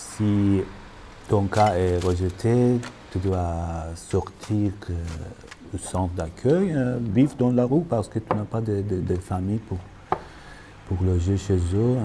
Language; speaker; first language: French; non-native, fluent; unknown